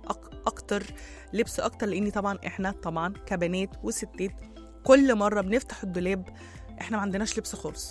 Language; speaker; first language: Arabic; native; Arabic